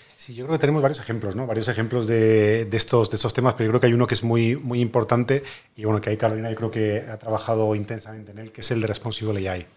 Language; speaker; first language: Spanish; native; Spanish